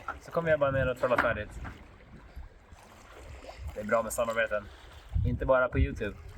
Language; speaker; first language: Swedish; native; Swedish